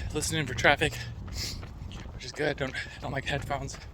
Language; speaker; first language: English; native; English